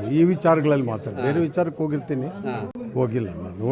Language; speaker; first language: Kannada; native; Kannada